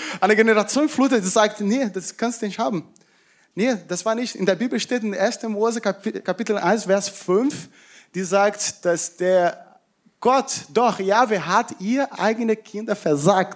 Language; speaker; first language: German; non-native, fluent; Portuguese